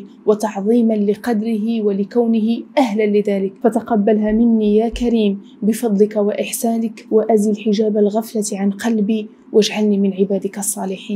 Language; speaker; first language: Arabic; native; Arabic